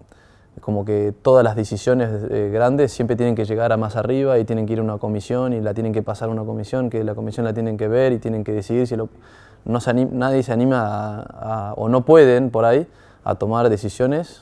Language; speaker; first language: Spanish; native; Spanish